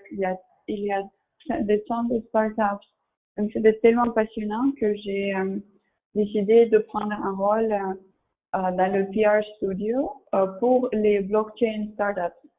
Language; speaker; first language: French; non-native, fluent; Russian